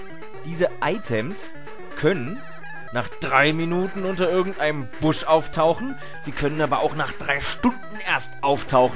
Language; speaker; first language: German; native; German